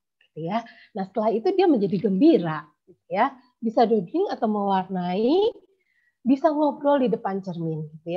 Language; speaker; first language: Indonesian; native; Indonesian